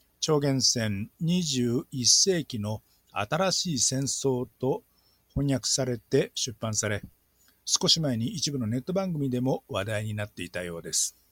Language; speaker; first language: Japanese; native; Japanese